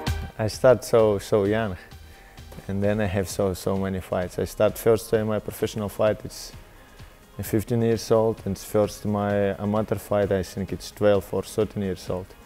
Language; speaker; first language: English; non-native, learner; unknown